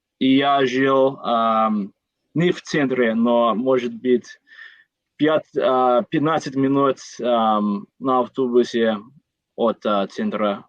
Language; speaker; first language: Russian; non-native, learner; English